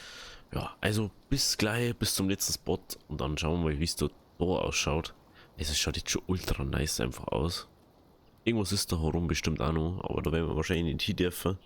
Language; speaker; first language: German; native; German